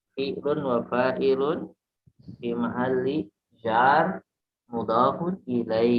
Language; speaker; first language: Arabic; non-native, fluent; Indonesian